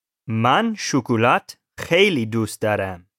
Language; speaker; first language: Persian; non-native, learner; English